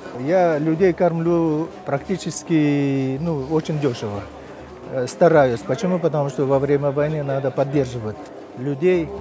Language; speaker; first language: Russian; non-native, local second language; Uzbek